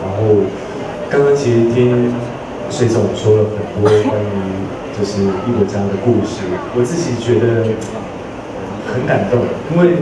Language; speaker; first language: Chinese; native; Chinese